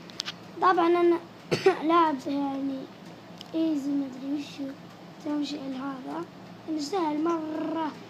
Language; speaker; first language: Arabic; native; Arabic